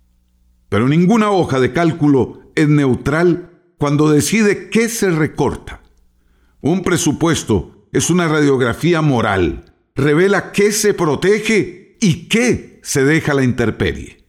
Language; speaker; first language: Spanish; native; Spanish